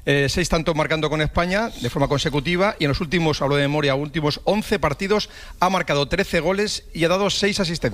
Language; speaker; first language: Spanish; native; Spanish